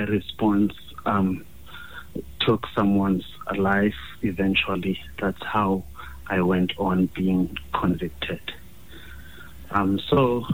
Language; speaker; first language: English; non-native, local second language; Xhosa